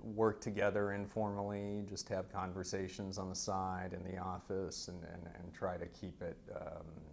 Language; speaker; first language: English; native; English